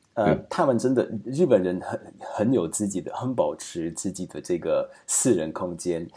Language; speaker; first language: Chinese; non-native, fluent; Slovak